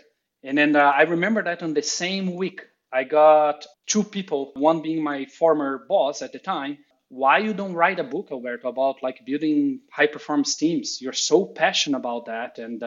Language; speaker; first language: English; non-native, fluent; Portuguese